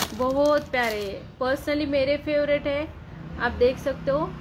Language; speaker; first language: Hindi; non-native, local second language; Marathi